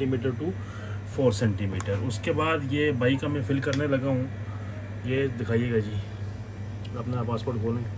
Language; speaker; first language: Urdu; non-native, local second language; Punjabi